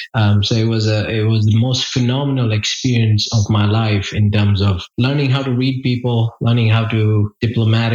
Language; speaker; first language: English; non-native, local second language; Gujarati